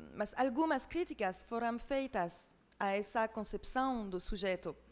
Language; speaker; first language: Portuguese; non-native, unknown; French